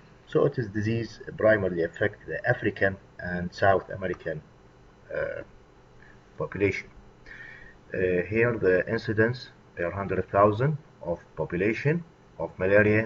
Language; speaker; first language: English; non-native, fluent; Arabic